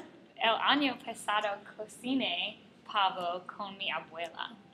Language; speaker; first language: Spanish; non-native, learner; English